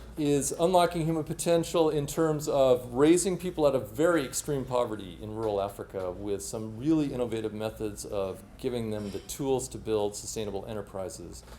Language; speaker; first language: English; native; English